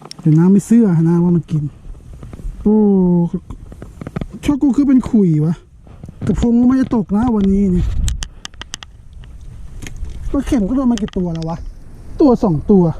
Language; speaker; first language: Thai; non-native, local second language; Northeastern Thai